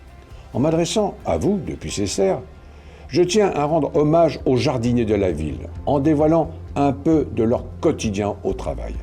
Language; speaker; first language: French; native; French